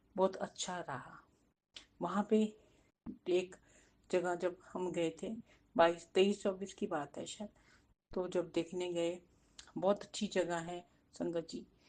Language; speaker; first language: Hindi; non-native, local second language; Punjabi